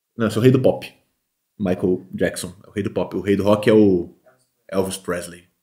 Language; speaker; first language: Portuguese; native; Portuguese